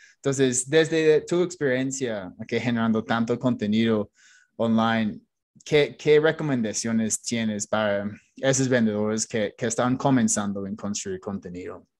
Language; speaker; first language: Spanish; non-native, fluent; English